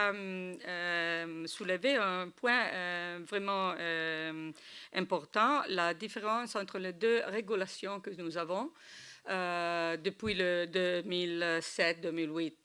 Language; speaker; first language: French; non-native, learner; Italian